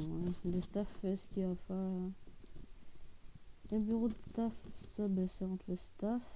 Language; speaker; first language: French; native; French